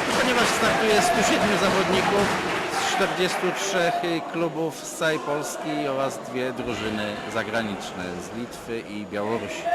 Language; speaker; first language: Polish; native; Polish